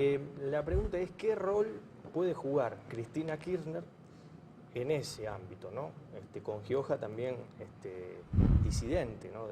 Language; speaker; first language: Spanish; native; Spanish